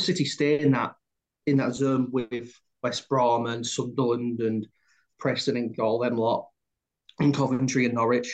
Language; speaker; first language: English; native; English